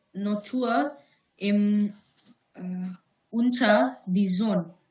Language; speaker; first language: German; non-native, learner; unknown